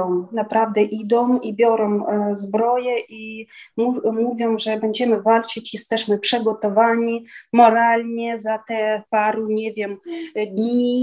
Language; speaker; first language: Polish; non-native, learner; Ukrainian